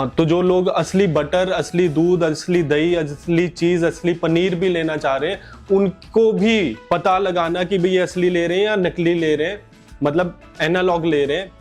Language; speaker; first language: Hindi; native; Hindi